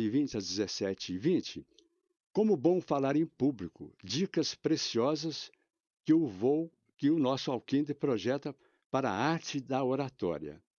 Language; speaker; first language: Portuguese; native; Portuguese